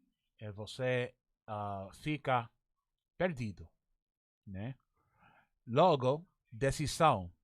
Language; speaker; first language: Portuguese; non-native, learner; English